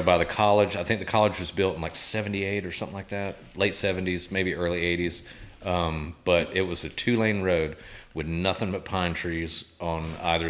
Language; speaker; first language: English; native; English